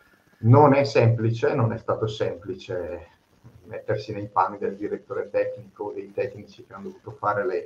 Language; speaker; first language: Italian; native; Italian